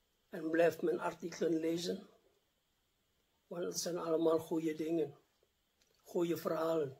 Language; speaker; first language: Dutch; non-native, fluent; Indonesian